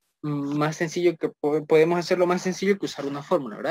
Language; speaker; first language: Spanish; native; Spanish